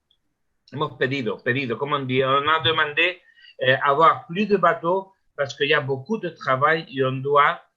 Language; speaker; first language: French; non-native, learner; Spanish